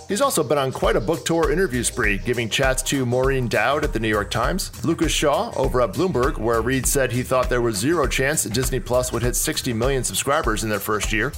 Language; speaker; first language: English; native; English